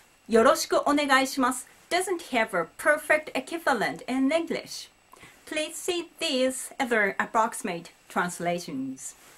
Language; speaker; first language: English; non-native, fluent; Japanese